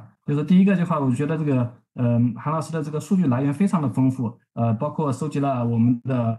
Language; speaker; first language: Chinese; native; Chinese